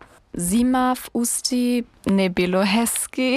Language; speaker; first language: Czech; non-native, learner; German